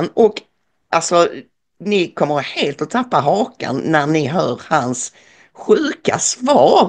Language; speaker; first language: Swedish; native; Swedish